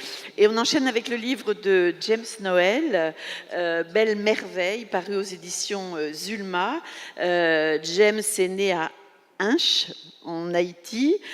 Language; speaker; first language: French; native; French